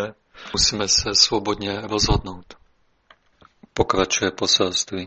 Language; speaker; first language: Czech; native; Czech